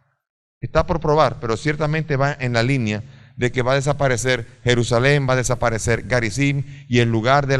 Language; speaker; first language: Spanish; native; Spanish